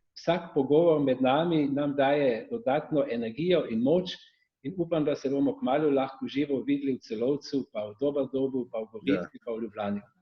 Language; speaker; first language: Slovenian; native; Slovenian